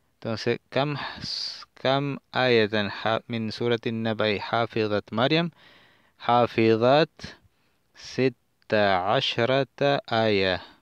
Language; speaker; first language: Arabic; non-native, fluent; Spanish